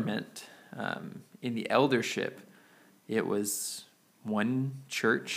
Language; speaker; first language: English; native; English